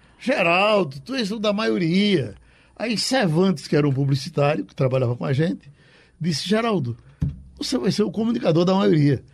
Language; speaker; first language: Portuguese; native; Portuguese